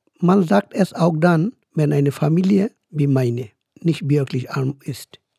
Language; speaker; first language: German; non-native, fluent; Bangla